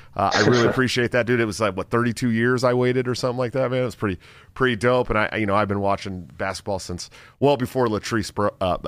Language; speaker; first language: English; native; English